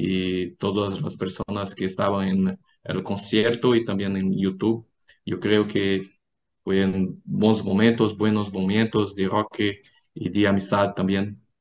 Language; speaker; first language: Spanish; non-native, fluent; Portuguese